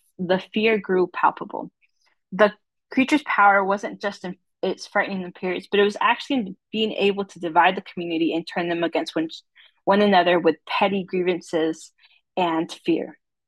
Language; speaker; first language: English; early bilingual, other home language; Spanish